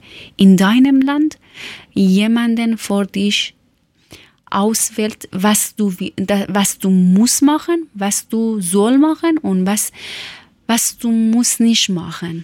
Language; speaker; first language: German; non-native, learner; Persian